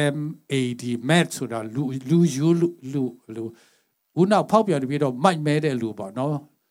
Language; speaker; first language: Burmese; non-native, local second language; Tedim Chin